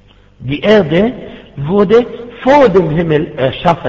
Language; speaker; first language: German; non-native, fluent; Arabic